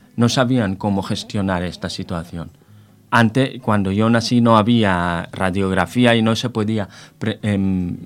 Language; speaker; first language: Spanish; non-native, fluent; Hebrew